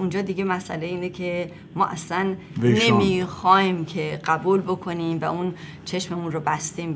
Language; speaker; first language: Persian; native; Persian